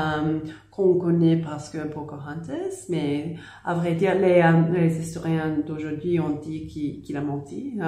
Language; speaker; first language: French; non-native, learner; English